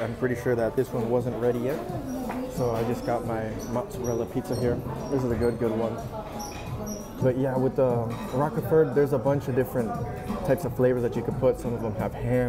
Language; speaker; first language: English; native; English